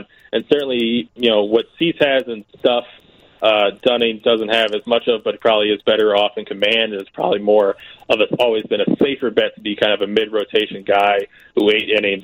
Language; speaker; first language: English; native; English